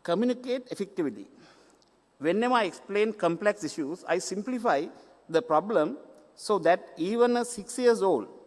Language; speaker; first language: English; non-native, local second language; Sinhala